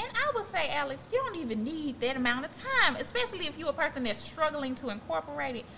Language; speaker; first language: English; native; English